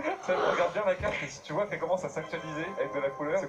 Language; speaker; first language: French; native; French